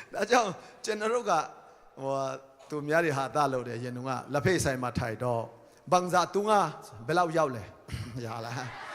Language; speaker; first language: Burmese; non-native, local second language; Tedim Chin